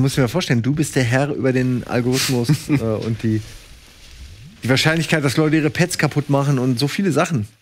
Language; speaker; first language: German; native; German